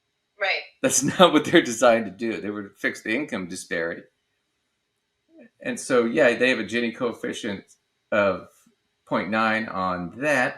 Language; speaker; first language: English; native; English